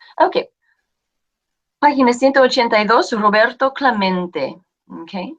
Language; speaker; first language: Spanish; non-native, fluent; English